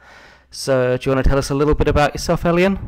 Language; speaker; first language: English; native; English